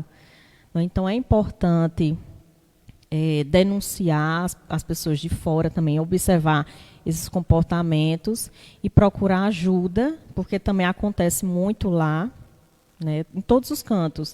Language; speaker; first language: Portuguese; native; Portuguese